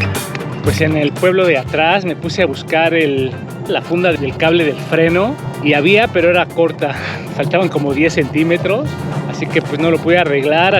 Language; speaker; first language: Spanish; native; Spanish